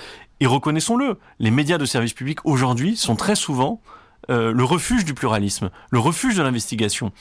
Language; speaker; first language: French; native; French